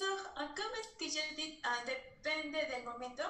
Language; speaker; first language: French; non-native, learner; Spanish